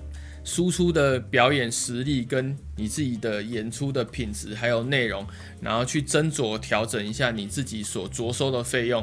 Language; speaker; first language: Chinese; native; Chinese